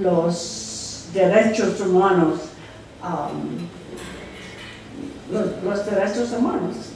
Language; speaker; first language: Spanish; non-native, fluent; English